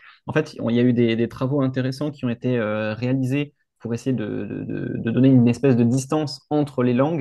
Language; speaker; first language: French; native; French